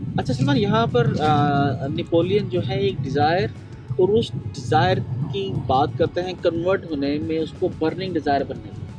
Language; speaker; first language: Urdu; native; Urdu